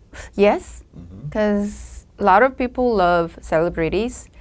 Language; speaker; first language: English; non-native, learner; Korean